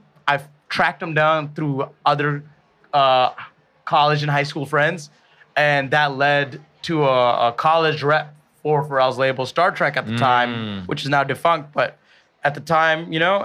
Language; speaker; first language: English; early bilingual, other home language; Bangla